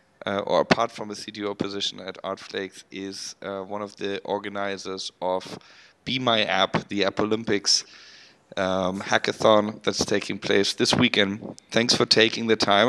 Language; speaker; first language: English; non-native, fluent; German